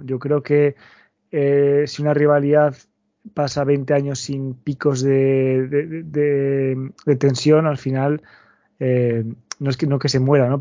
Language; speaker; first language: Spanish; native; Spanish